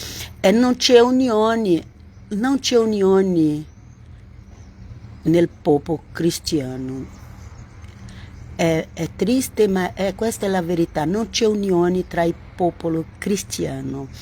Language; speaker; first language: Italian; non-native, learner; Portuguese